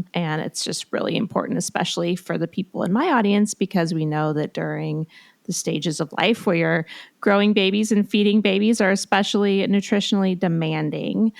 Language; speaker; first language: English; native; English